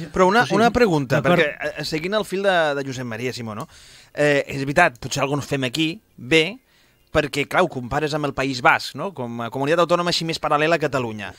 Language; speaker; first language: Catalan; non-native, local second language; Spanish